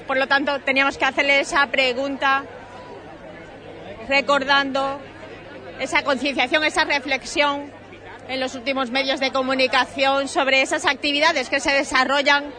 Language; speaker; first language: Spanish; native; Spanish